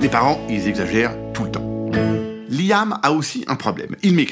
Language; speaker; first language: French; native; French